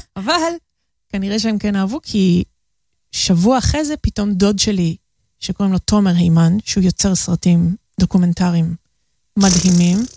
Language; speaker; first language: Hebrew; early bilingual, heritage; Hebrew